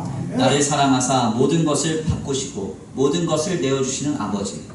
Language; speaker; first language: Korean; native; Korean